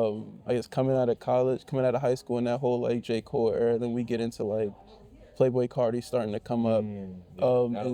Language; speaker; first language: English; native; English